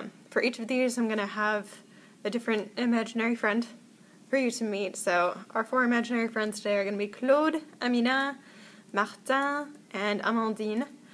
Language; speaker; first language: English; native; English